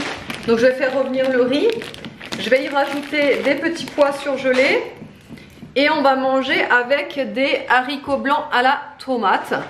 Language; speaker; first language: French; native; French